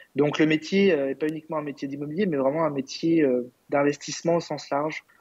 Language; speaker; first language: French; native; French